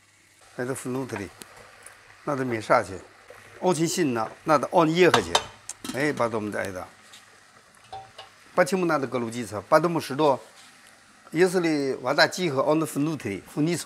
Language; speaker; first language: Russian; non-native, learner; Chinese